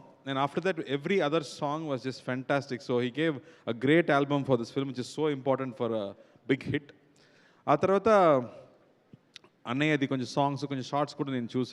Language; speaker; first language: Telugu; non-native, local second language; Tamil